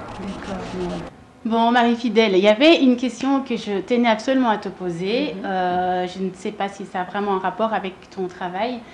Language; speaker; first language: French; early bilingual, other home language; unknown